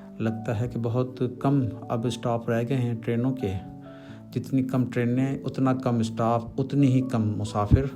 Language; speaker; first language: Urdu; native; Urdu